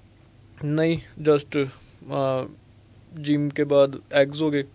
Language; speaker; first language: Hindi; non-native, local second language; Punjabi